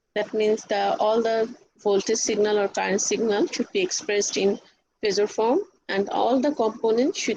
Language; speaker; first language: English; non-native, local second language; Bangla